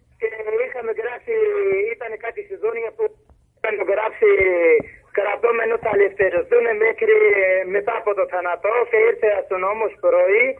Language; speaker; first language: Greek; non-native, learner; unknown